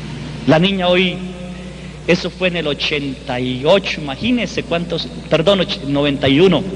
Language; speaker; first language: Spanish; native; Spanish